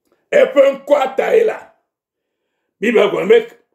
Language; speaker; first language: French; non-native, local second language; Ewe